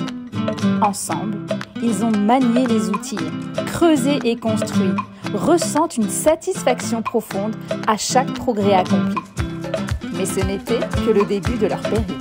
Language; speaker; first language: French; native; French